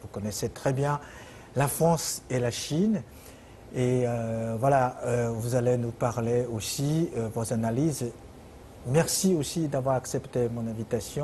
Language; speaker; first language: French; non-native, fluent; Chinese